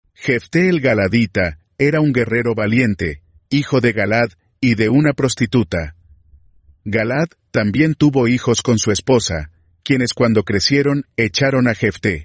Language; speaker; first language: Spanish; native; Spanish